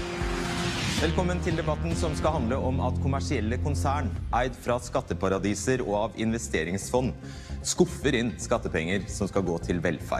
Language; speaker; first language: Norwegian; native; Norwegian